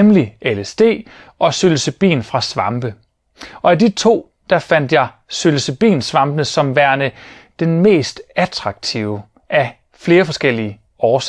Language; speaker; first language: Danish; native; Danish